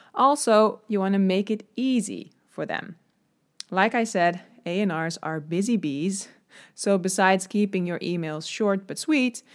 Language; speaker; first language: English; non-native, fluent; Dutch